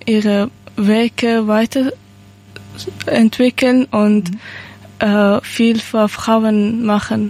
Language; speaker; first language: German; non-native, learner; Persian